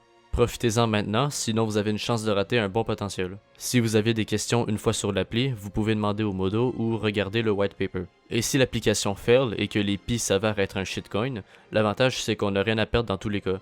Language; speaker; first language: French; native; French